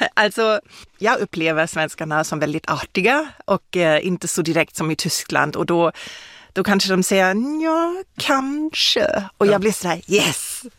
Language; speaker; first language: Swedish; non-native, fluent; German